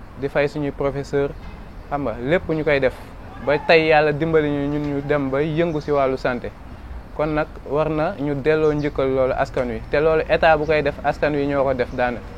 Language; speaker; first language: Wolof; native; Wolof